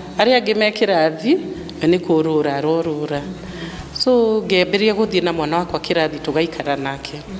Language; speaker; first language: Kikuyu; native; Kikuyu